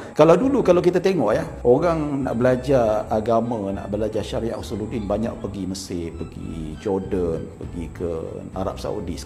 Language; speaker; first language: Malay; native; Malay